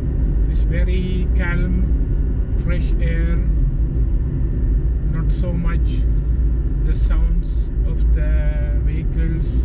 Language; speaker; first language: English; non-native, fluent; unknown